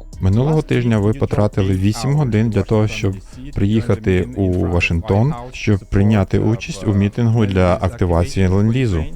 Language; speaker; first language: Ukrainian; native; Ukrainian